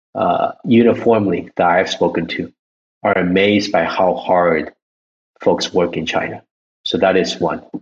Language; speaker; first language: English; early bilingual, other home language; Chinese